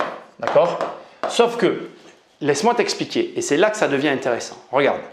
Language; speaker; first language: French; native; French